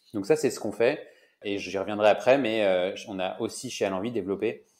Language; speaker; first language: French; native; French